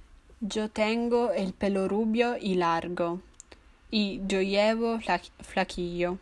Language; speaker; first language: Spanish; non-native, learner; Italian